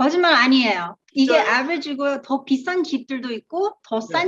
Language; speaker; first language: Korean; early bilingual, heritage; Korean